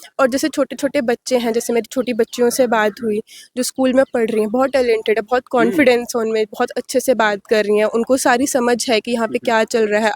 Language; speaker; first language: Hindi; non-native, local second language; Dogri